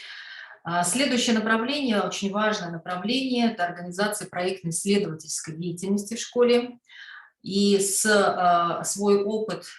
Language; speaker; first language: Russian; native; Russian